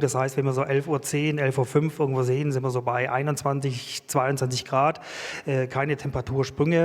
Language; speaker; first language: German; native; German